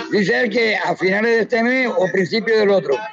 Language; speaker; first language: Spanish; native; Spanish